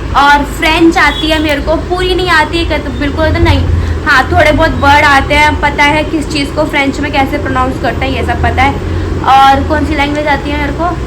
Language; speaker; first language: Hindi; non-native, local second language; Maithili